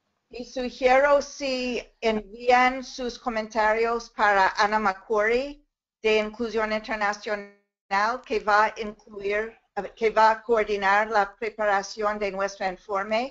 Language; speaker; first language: Spanish; non-native, fluent; English